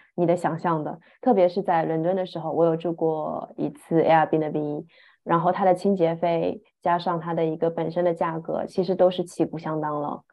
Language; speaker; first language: Chinese; native; Chinese